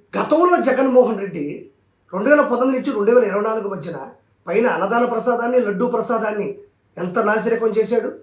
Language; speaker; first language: Telugu; native; Telugu